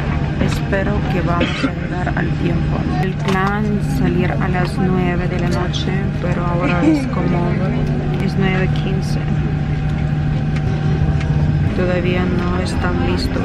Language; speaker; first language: Spanish; non-native, learner; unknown